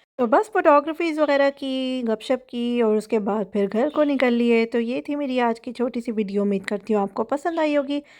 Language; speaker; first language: Urdu; native; Urdu